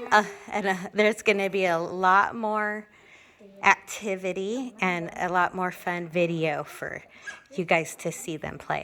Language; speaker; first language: English; native; English